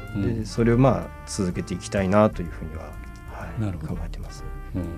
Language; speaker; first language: Japanese; native; Japanese